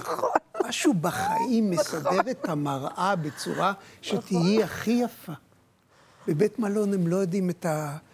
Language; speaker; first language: Hebrew; native; Hebrew